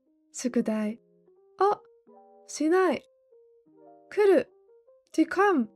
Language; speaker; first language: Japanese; non-native, fluent; English